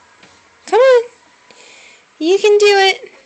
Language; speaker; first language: English; native; English